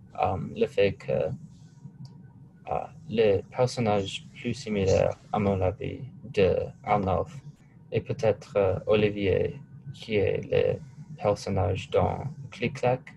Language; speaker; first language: French; non-native, learner; English